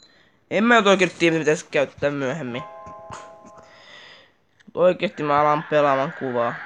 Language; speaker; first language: Finnish; native; Finnish